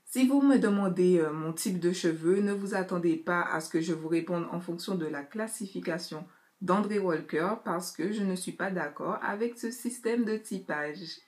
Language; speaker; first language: French; native; French